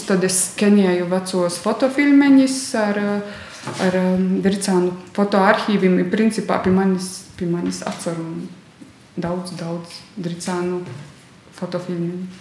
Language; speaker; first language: Latvian; native; Latvian